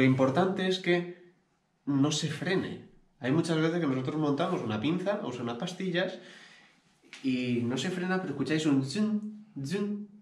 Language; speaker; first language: Spanish; native; Spanish